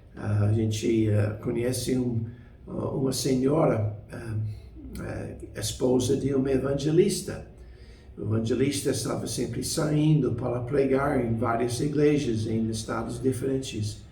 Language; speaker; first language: Portuguese; non-native, fluent; English